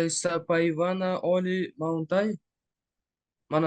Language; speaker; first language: Finnish; non-native, learner; Russian